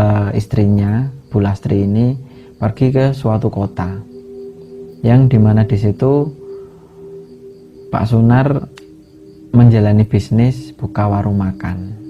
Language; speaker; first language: Indonesian; native; Indonesian